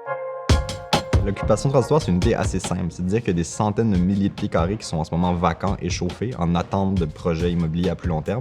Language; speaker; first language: French; native; French